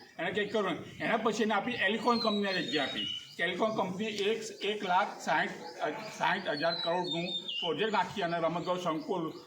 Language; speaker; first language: Gujarati; native; Gujarati